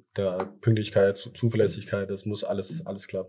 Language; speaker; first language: German; early bilingual, other home language; Thai